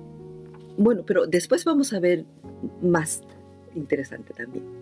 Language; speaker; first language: Spanish; non-native, fluent; Japanese